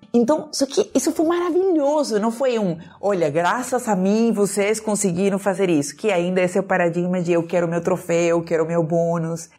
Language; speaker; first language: Portuguese; non-native, fluent; Spanish